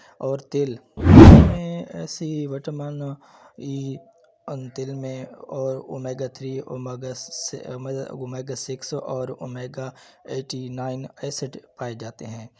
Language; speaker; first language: Urdu; non-native, local second language; Punjabi